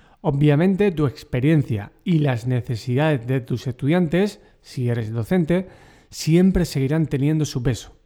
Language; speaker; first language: Spanish; native; Spanish